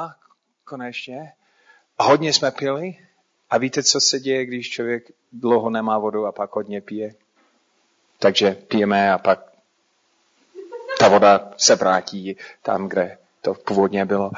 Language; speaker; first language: Czech; non-native, fluent; English